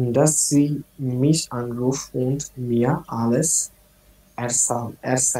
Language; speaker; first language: German; non-native, learner; Bangla